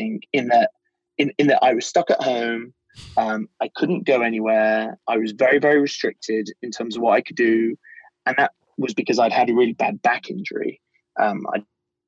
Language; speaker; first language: English; native; English